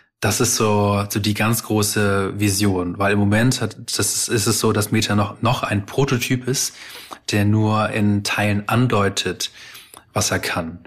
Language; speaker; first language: German; early bilingual, other home language; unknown